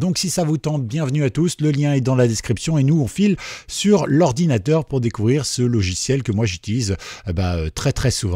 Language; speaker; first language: French; native; French